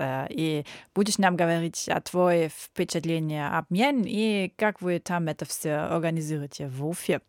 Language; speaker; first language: Russian; non-native, learner; German